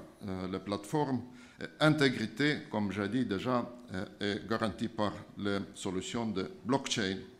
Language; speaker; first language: French; non-native, fluent; Estonian